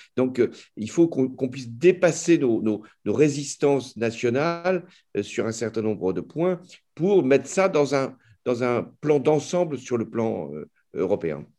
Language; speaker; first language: French; native; French